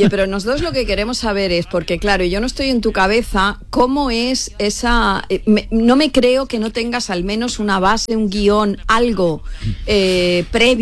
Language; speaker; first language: Spanish; native; Spanish